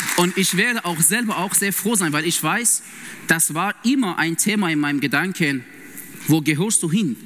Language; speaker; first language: German; non-native, fluent; Persian